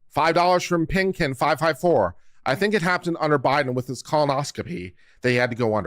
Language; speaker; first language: English; native; English